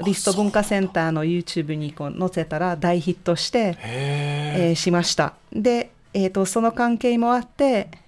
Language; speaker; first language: Japanese; non-native, fluent; Hungarian